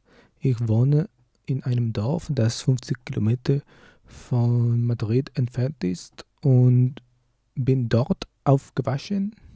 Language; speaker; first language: German; non-native, learner; Spanish